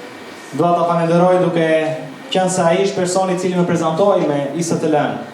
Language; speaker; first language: Albanian; native; Albanian